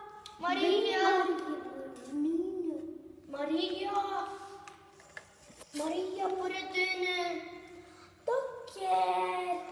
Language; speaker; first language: Norwegian; non-native, learner; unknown